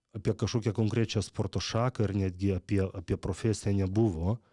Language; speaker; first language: Lithuanian; native; Lithuanian